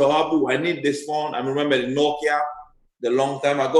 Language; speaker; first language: English; non-native, learner; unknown